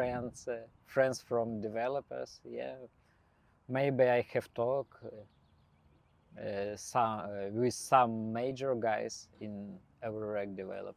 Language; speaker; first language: English; non-native, learner; Belarusian